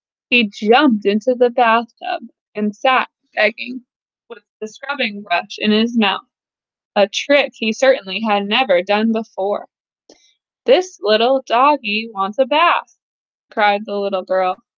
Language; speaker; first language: English; native; English